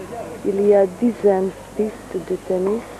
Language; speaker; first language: French; non-native, fluent; Hungarian